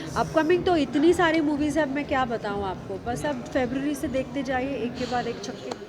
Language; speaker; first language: Hindi; native; Hindi